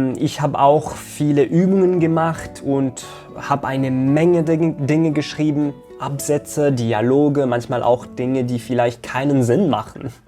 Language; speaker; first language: German; non-native, fluent; Arabic